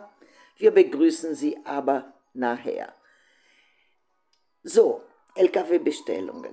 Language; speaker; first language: German; non-native, fluent; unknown